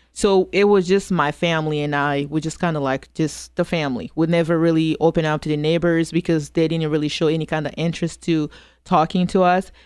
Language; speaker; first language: English; non-native, fluent; French